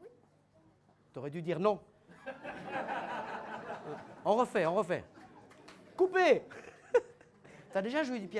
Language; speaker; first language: French; native; French